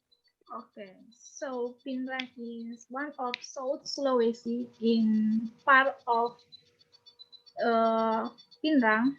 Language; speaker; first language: English; non-native, learner; Indonesian